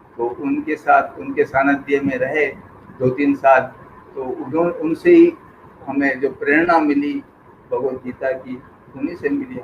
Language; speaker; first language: Urdu; non-native, local second language; Sindhi